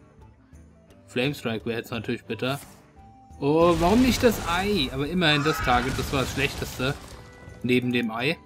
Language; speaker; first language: German; native; German